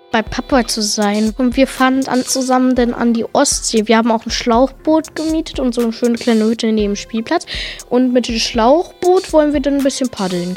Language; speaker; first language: German; native; German